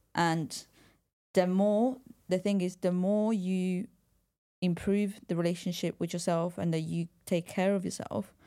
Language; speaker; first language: English; non-native, fluent; Italian